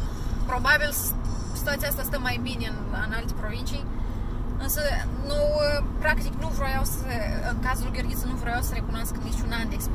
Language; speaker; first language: Romanian; native; Romanian